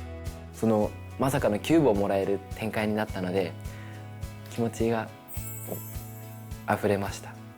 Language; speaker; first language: Japanese; native; Japanese